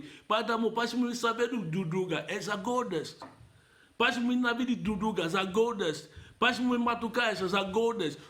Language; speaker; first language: Russian; non-native, fluent; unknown